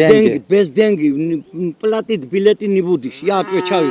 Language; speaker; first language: Russian; non-native, learner; Georgian